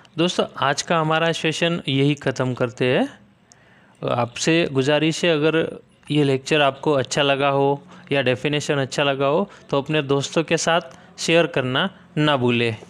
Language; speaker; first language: Hindi; native; Hindi